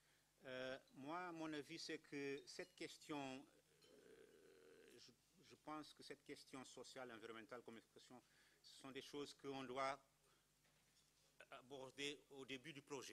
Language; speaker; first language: French; non-native, fluent; Kabuverdianu